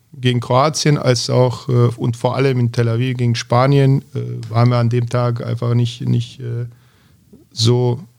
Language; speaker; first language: German; early bilingual, other home language; Bosnian